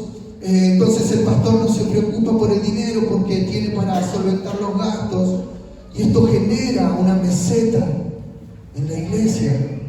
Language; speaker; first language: Spanish; native; Spanish